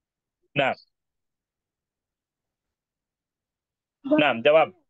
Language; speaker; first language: Arabic; non-native, fluent; Urdu